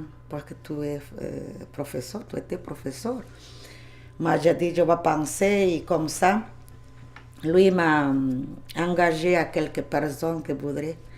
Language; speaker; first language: French; non-native, learner; Spanish